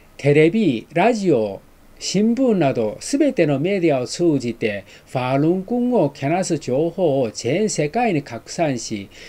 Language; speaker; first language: Japanese; non-native, fluent; Chinese